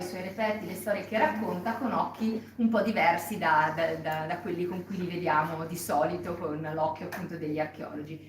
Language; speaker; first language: Italian; native; Italian